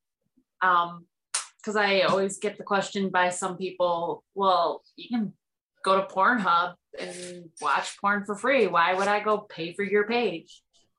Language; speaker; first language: English; native; English